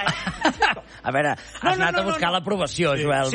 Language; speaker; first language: Catalan; native; Catalan